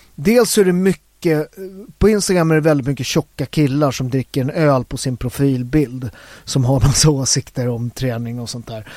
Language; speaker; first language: Swedish; early bilingual, other home language; Italian